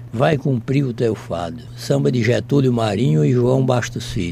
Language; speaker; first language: Portuguese; native; Portuguese